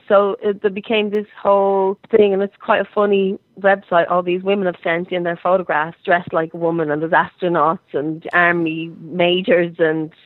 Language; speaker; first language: English; native; English